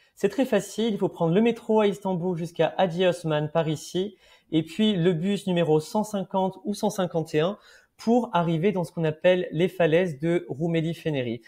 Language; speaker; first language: French; native; French